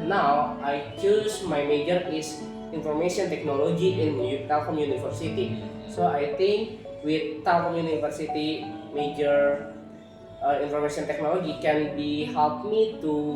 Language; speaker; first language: English; non-native, learner; Indonesian